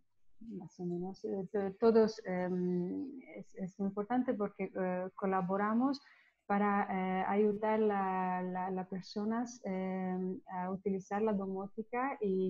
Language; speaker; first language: Spanish; non-native, learner; Italian